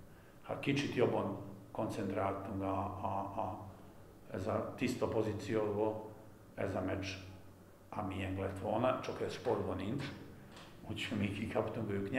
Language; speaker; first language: Hungarian; non-native, fluent; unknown